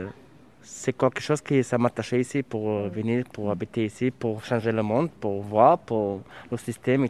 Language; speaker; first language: French; non-native, learner; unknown